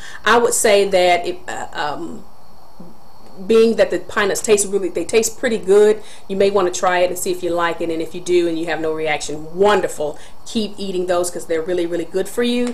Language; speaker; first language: English; native; English